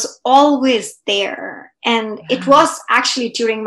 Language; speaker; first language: English; non-native, local second language; Hindi